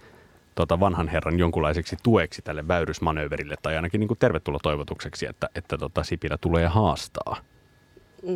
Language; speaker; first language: Finnish; native; Finnish